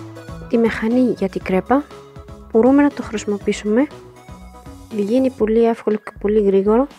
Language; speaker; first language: Greek; non-native, learner; Arabic